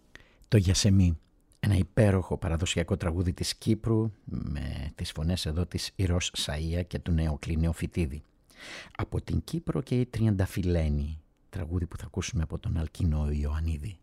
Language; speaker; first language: Greek; native; Greek